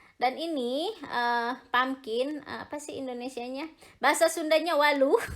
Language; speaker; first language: Indonesian; native; Indonesian